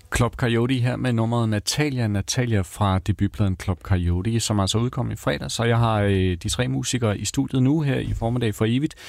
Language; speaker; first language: Danish; native; Danish